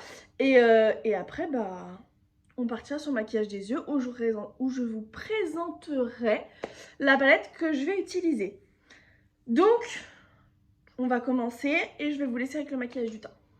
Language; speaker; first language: French; native; French